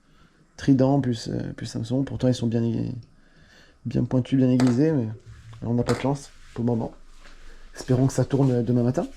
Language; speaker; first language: French; native; French